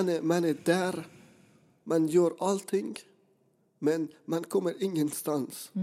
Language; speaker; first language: Swedish; non-native, fluent; Persian